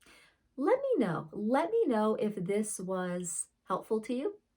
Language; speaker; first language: English; native; English